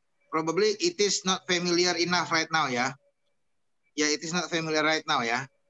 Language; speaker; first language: English; non-native, fluent; Indonesian